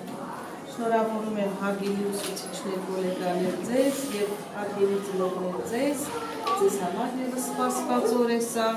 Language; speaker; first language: Armenian; native; Armenian